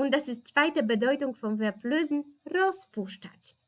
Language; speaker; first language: German; non-native, fluent; Polish